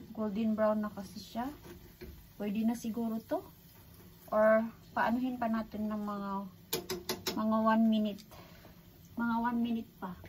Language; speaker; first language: Filipino; non-native, local second language; Cebuano